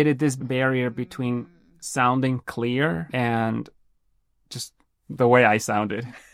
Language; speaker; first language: English; non-native, fluent; Spanish